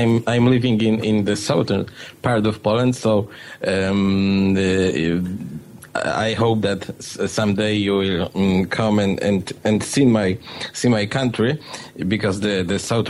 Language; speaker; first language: English; non-native, fluent; Polish